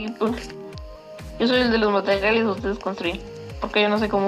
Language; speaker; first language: Spanish; native; Spanish